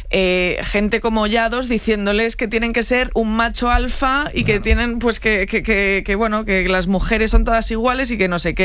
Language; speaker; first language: Spanish; native; Spanish